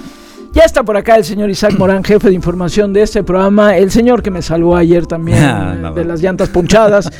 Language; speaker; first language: Spanish; native; Spanish